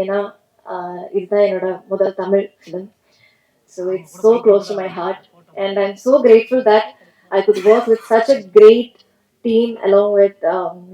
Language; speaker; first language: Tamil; non-native, learner; Malayalam